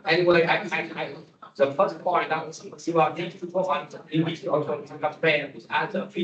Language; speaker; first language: English; non-native, learner; Vietnamese